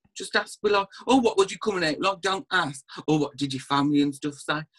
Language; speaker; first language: English; native; English